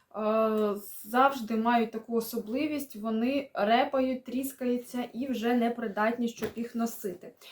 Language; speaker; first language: Ukrainian; non-native, local second language; Russian